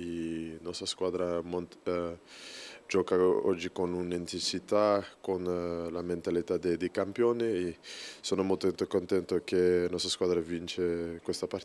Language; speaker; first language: Italian; non-native, learner; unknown